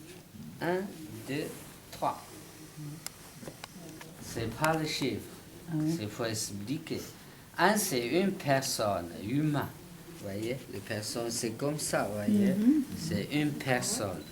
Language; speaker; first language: French; non-native, learner; Chinese